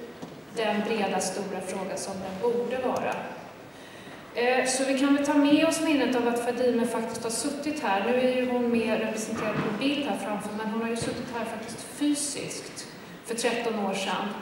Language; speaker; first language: Swedish; native; Swedish